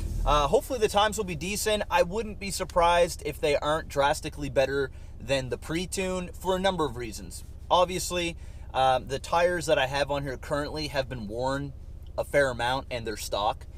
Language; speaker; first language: English; native; English